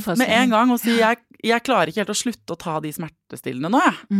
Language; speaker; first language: Norwegian; native; Norwegian